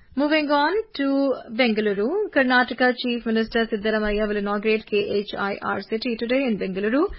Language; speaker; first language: English; non-native, local second language; Urdu